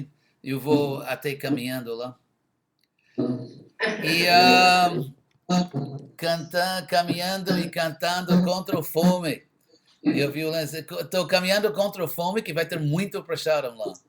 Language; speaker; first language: Portuguese; non-native, fluent; English